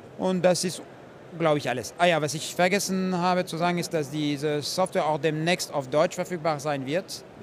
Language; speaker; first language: German; non-native, fluent; French